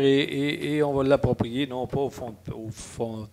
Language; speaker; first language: French; native; French